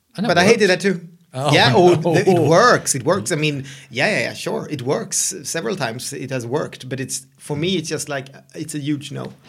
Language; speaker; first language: English; non-native, fluent; Swedish